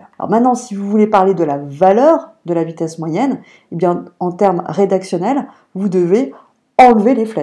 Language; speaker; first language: French; native; French